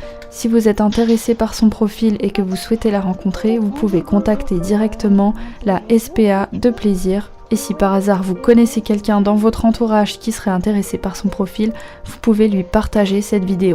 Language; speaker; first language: French; native; French